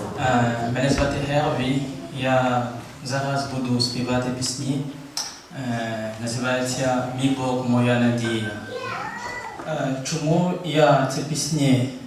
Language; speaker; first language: Ukrainian; non-native, learner; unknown